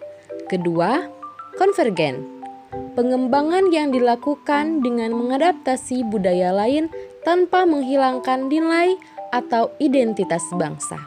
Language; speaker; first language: Indonesian; native; Indonesian